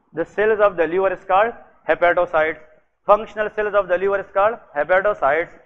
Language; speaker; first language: English; non-native, local second language; Urdu